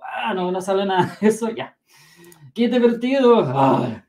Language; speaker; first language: Spanish; non-native, fluent; English